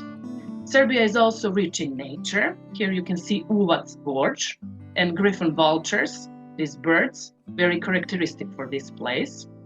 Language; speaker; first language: English; non-native, fluent; Serbian